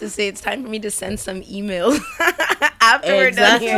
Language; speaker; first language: English; native; English